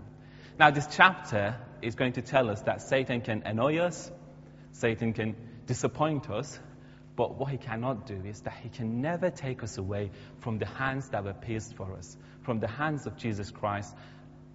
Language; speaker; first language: English; non-native, fluent; Persian